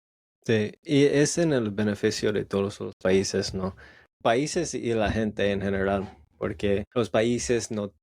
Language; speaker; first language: Spanish; non-native, learner; English